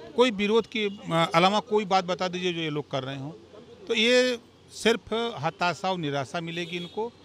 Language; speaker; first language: Hindi; native; Hindi